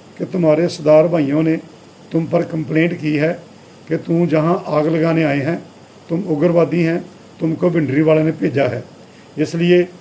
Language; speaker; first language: Hindi; non-native, local second language; Punjabi